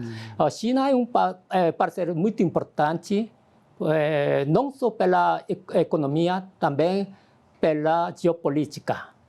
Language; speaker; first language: Portuguese; non-native, fluent; Korean